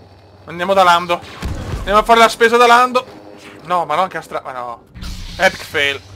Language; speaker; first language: Italian; native; Italian